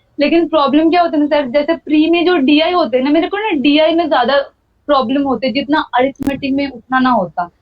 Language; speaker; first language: Hindi; non-native, local second language; Bangla